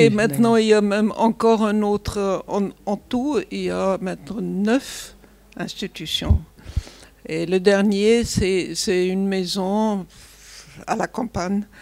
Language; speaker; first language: French; non-native, fluent; German